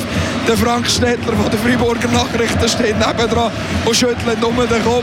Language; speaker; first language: German; native; German